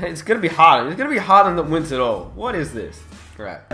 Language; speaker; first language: English; native; English